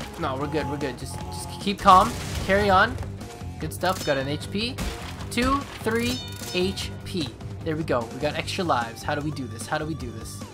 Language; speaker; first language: English; native; English